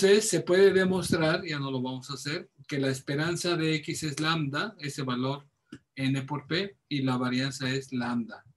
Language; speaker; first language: Spanish; native; Spanish